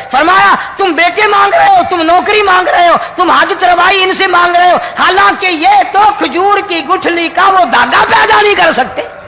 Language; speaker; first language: Urdu; non-native, local second language; Saraiki